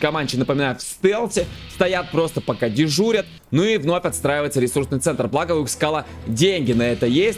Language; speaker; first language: Russian; native; Russian